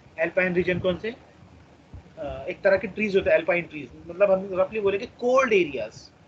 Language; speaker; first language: Hindi; non-native, local second language; Marathi